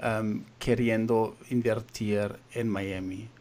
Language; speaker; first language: Spanish; non-native, fluent; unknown